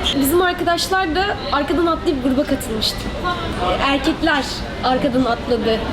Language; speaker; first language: Turkish; native; Turkish